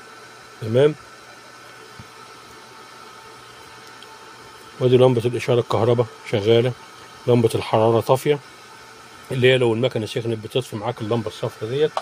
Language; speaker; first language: Arabic; native; Arabic